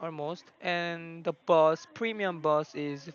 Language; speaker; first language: English; non-native, learner; Korean